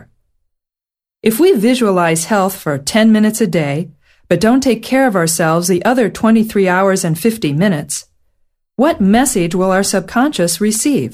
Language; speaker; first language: English; native; English